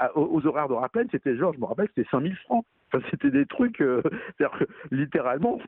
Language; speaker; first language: French; native; French